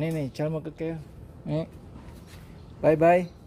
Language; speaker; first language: Korean; non-native, learner; Javanese